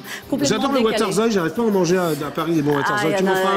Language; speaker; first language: French; native; French